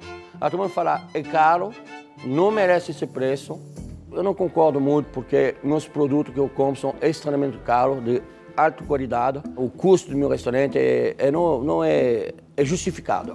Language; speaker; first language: Portuguese; non-native, fluent; French